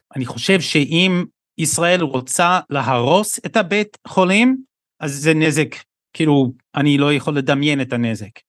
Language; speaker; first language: Hebrew; non-native, fluent; English